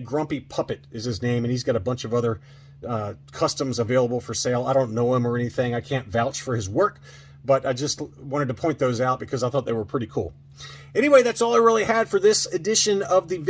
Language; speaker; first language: English; native; English